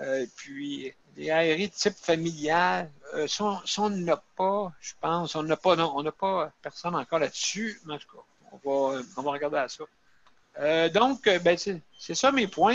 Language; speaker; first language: French; native; French